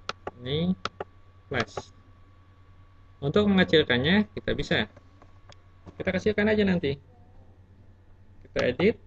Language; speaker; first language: Indonesian; native; Indonesian